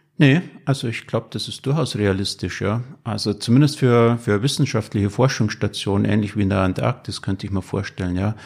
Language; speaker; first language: German; native; German